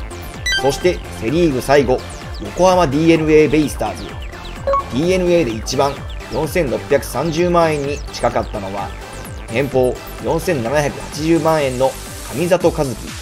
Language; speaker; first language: Japanese; native; Japanese